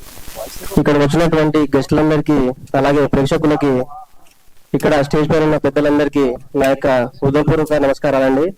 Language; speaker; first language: Telugu; native; Telugu